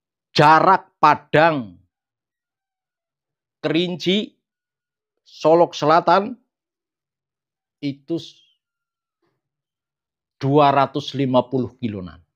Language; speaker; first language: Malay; non-native, local second language; Javanese